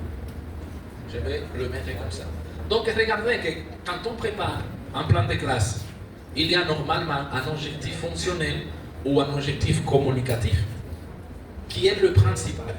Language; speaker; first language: French; non-native, fluent; Spanish